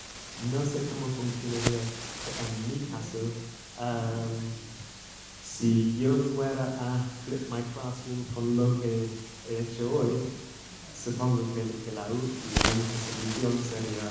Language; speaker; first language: Spanish; non-native, fluent; English